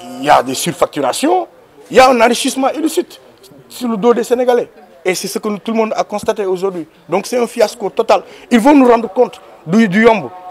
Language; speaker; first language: French; non-native, local second language; Wolof